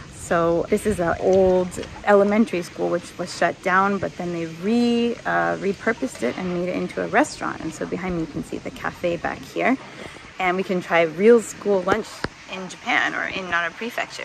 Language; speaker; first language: English; native; English